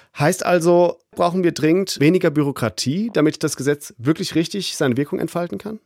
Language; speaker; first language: German; native; German